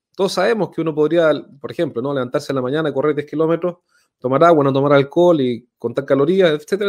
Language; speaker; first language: Spanish; native; Spanish